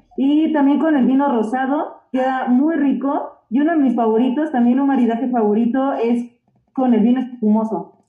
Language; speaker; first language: Spanish; native; Spanish